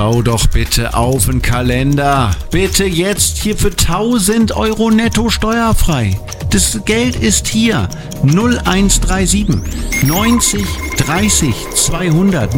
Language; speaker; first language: German; native; German